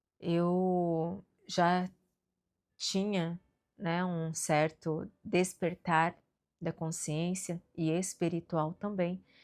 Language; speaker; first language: Portuguese; native; Portuguese